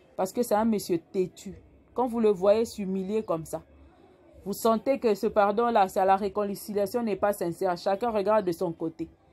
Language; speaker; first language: French; non-native, local second language; Lingala